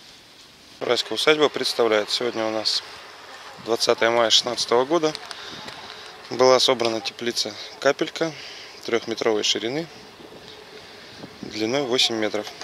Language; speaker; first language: Russian; native; Russian